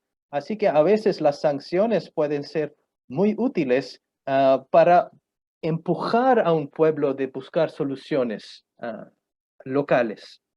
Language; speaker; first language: Spanish; non-native, fluent; Punjabi